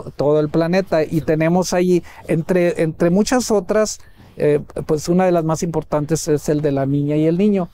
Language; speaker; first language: Spanish; native; Spanish